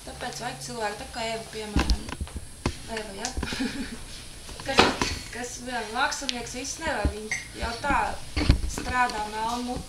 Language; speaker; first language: Latvian; native; Latvian